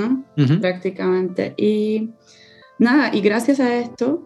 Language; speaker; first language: Spanish; non-native, fluent; Polish